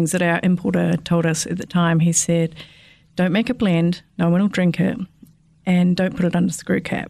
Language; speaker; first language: English; native; English